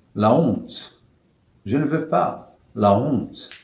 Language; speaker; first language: French; non-native, local second language; Arabic